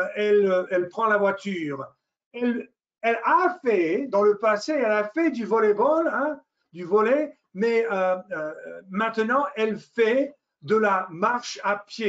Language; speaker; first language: French; non-native, fluent; English